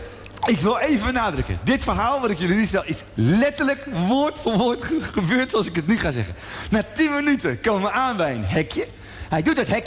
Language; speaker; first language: Dutch; native; Dutch